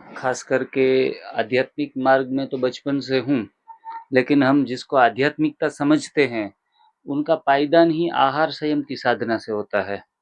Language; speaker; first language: Hindi; non-native, local second language; Gujarati